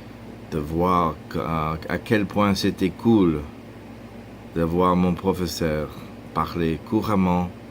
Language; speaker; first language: French; non-native, fluent; English